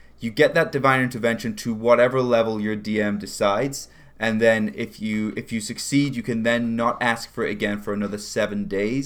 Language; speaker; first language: English; native; English